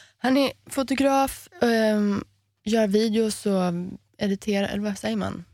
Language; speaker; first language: Swedish; early bilingual, heritage; Swedish